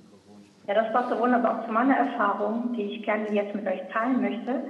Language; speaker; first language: German; native; German